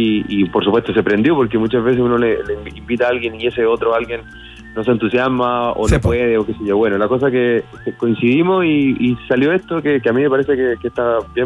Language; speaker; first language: Spanish; native; Spanish